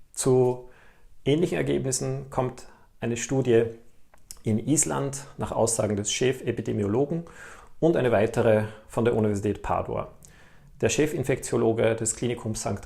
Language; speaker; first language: German; native; German